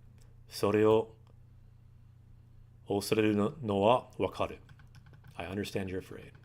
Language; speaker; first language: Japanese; non-native, learner; English